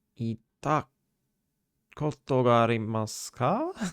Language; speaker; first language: Japanese; non-native, learner; English